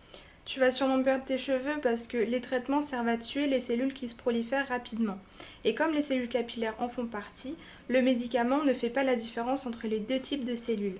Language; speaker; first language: French; native; French